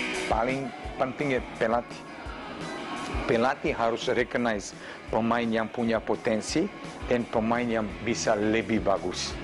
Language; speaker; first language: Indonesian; non-native, fluent; Serbian